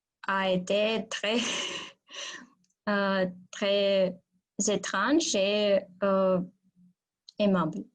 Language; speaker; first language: French; non-native, learner; Russian